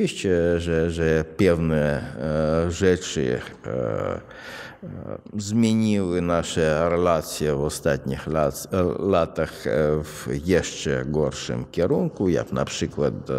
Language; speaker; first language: Polish; non-native, fluent; Russian